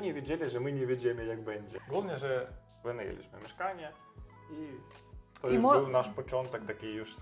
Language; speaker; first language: Polish; non-native, learner; Russian